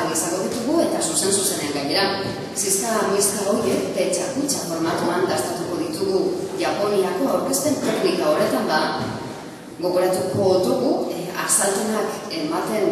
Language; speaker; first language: Basque; native; Basque